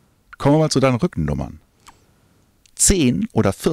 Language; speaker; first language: German; native; German